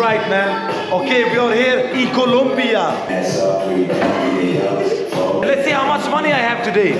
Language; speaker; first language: English; non-native, fluent; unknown